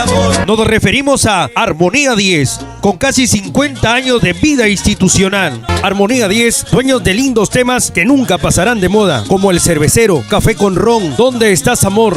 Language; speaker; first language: Spanish; native; Spanish